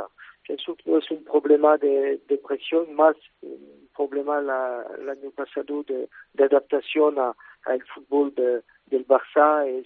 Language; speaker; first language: Spanish; non-native, fluent; French